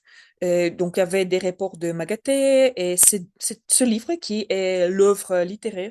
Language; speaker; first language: French; non-native, learner; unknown